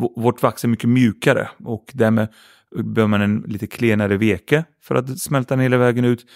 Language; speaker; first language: Swedish; early bilingual, other home language; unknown